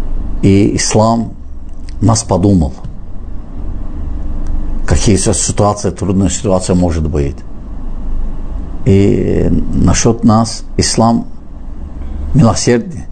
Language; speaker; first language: Russian; non-native, fluent; Azerbaijani